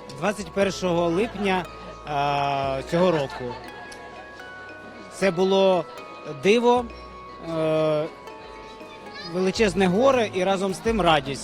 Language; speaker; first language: Ukrainian; native; Ukrainian